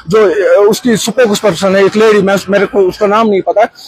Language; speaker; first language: Hindi; non-native, local second language; Kashmiri